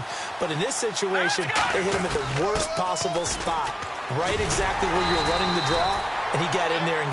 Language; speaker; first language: English; native; English